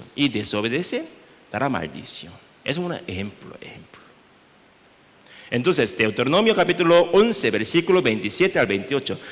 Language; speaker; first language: Spanish; non-native, learner; Korean